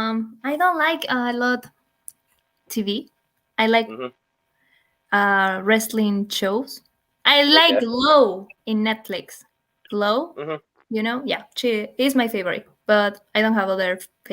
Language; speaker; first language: English; non-native, learner; Spanish